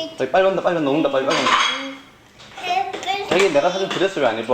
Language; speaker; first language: Korean; native; Korean